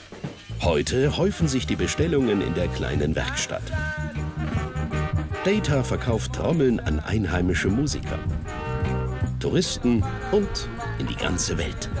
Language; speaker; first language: German; native; German